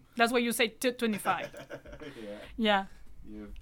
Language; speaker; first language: English; non-native, learner; Spanish